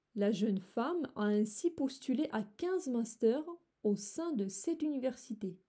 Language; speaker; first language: French; non-native, fluent; Russian